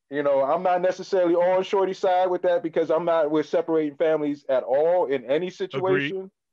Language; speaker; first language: English; native; English